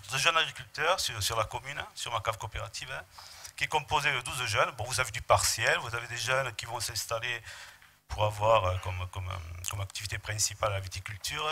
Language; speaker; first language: French; native; French